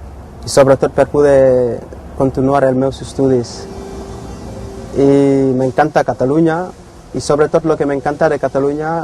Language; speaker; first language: Catalan; non-native, learner; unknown